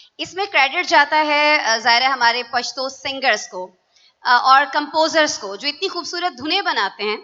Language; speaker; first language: Urdu; non-native, local second language; Punjabi